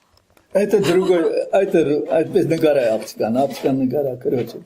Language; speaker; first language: Russian; non-native, local second language; Armenian